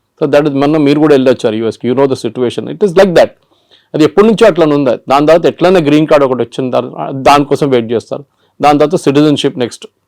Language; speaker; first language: Telugu; non-native, local second language; Malayalam